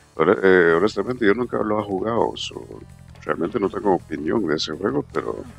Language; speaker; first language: Spanish; non-native, fluent; English